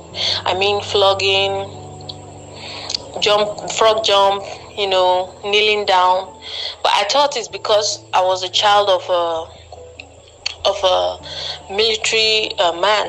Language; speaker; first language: English; non-native, local second language; Igbo